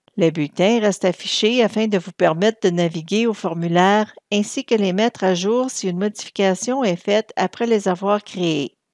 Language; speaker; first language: French; native; French